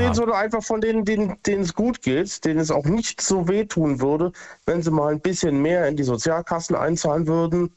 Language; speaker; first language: German; native; German